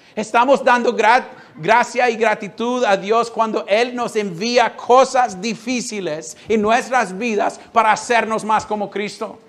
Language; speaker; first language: Spanish; non-native, fluent; English